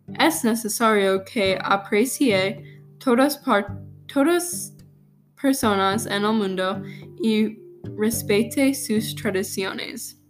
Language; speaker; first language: Spanish; non-native, learner; English